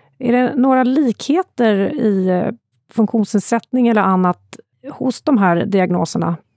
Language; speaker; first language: Swedish; native; Swedish